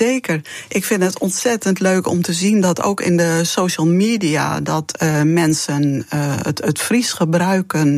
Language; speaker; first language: Dutch; non-native, local second language; Western Frisian